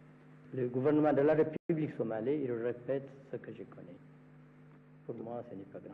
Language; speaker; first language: French; non-native, learner; Amharic